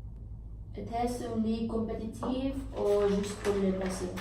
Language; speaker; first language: French; non-native, learner; English